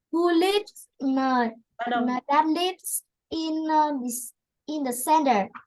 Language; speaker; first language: English; non-native, learner; Vietnamese